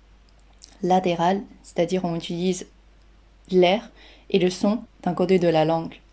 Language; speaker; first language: French; non-native, fluent; Chinese